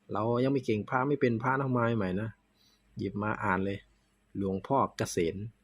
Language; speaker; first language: Thai; non-native, local second language; Northeastern Thai